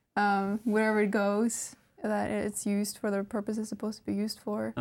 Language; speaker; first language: English; non-native, fluent; Norwegian